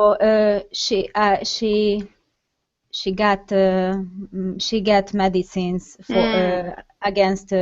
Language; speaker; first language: English; non-native, learner; Hungarian